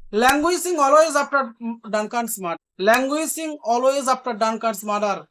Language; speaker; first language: English; non-native, local second language; Bangla